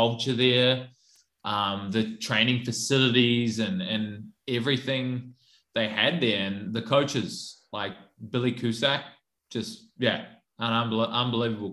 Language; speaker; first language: English; native; English